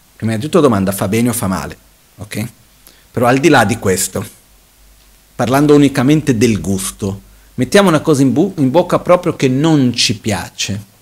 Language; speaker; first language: Italian; non-native, fluent; Portuguese